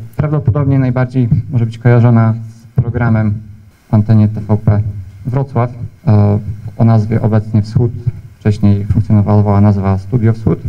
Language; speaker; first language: Polish; native; Polish